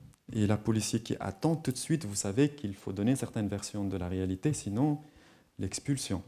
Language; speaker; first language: French; non-native, local second language; Arabic